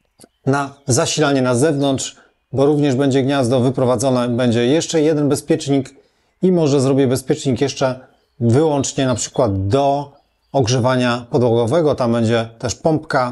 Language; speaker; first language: Polish; native; Polish